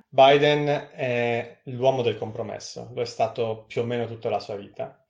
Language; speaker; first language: Italian; native; Italian